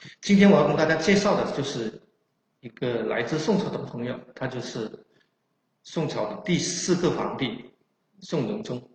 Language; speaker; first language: Chinese; non-native, local second language; Min Nan Chinese